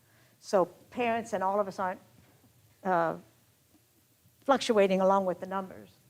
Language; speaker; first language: English; native; English